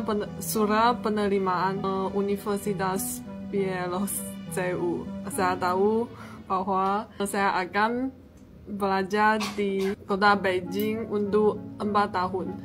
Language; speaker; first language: Indonesian; non-native, learner; Chinese